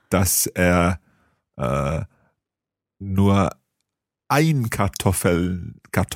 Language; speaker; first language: German; non-native, fluent; English